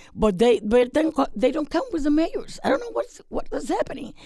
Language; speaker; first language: English; non-native, fluent; Spanish